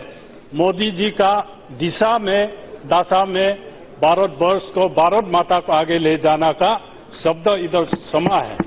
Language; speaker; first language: Hindi; non-native, local second language; Adi